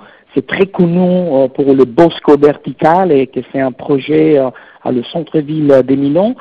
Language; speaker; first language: French; non-native, fluent; Italian